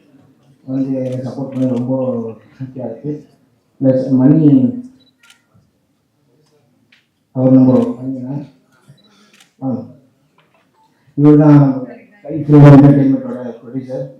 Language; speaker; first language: Tamil; native; Tamil